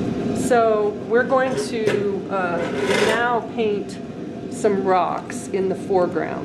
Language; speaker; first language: English; native; English